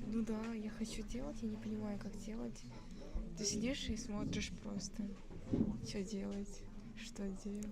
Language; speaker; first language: Russian; non-native, learner; Mongolian